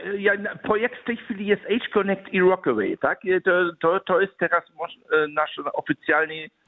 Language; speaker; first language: Polish; early bilingual, other home language; German